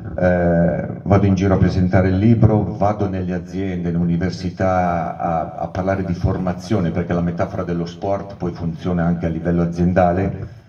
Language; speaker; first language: Italian; native; Italian